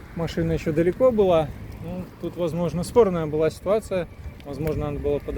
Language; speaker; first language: Russian; native; Russian